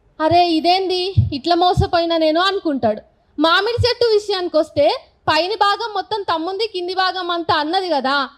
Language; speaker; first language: Telugu; native; Telugu